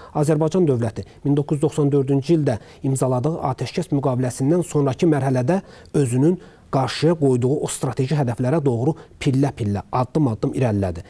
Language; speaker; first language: Azerbaijani; native; Azerbaijani